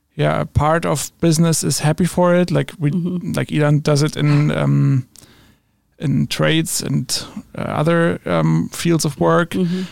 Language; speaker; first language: English; non-native, fluent; German